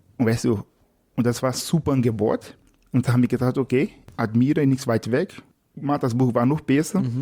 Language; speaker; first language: German; non-native, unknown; Portuguese